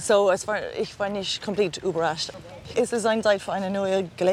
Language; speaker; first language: German; non-native, learner; English